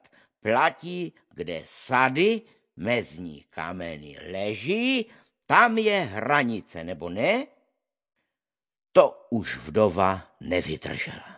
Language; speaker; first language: Czech; native; Czech